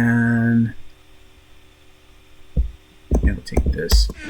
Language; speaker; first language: English; native; English